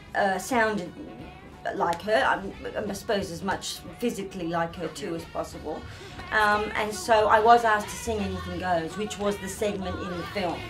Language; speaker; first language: English; native; English